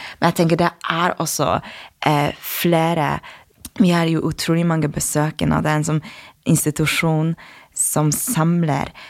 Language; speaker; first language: Norwegian; non-native, fluent; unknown